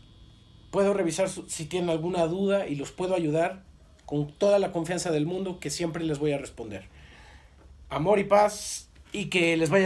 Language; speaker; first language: Spanish; native; Spanish